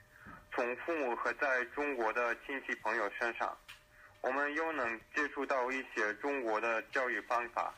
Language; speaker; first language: Chinese; early bilingual, heritage; Chinese